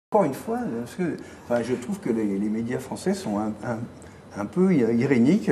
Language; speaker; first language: French; native; French